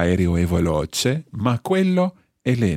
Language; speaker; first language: Italian; non-native, fluent; English